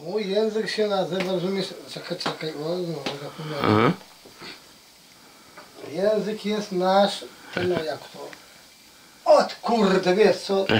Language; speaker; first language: Polish; non-native, local second language; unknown